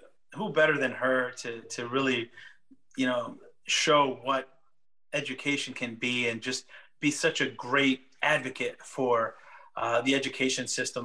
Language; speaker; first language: English; early bilingual, other home language; Spanish